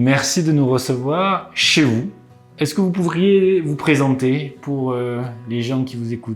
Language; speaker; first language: French; native; French